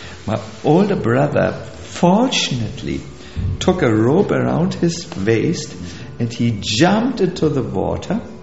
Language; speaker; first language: English; non-native, fluent; German